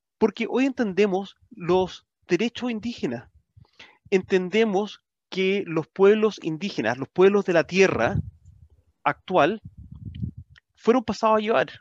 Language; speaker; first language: Spanish; early bilingual, heritage; Spanish